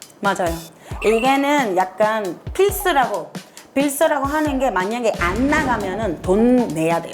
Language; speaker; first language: Korean; non-native, fluent; Spanish